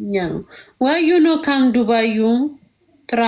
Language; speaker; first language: English; non-native, learner; Amharic